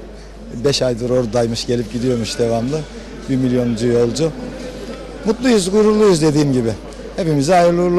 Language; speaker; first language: Turkish; native; Turkish